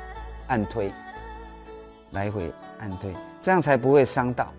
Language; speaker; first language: Chinese; native; Chinese